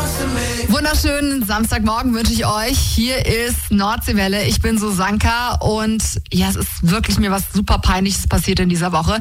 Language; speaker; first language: German; native; German